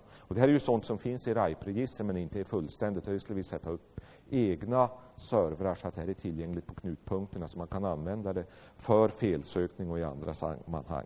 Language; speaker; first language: Swedish; native; Swedish